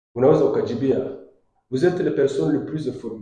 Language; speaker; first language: French; non-native, local second language; Swahili